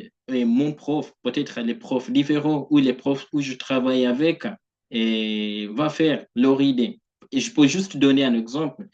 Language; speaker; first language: French; non-native, fluent; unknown